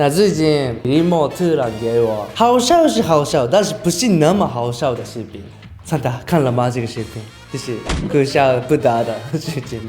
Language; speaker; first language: Chinese; non-native, learner; Japanese